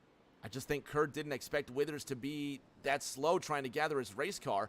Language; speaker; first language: English; native; English